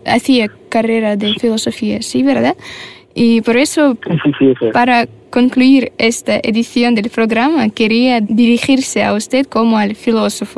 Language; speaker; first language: Spanish; non-native, fluent; Russian